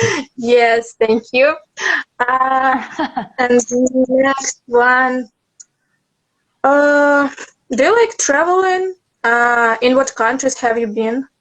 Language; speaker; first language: English; non-native, learner; Russian